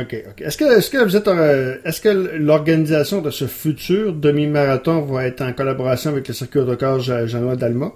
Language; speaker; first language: French; native; French